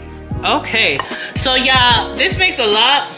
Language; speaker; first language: English; native; English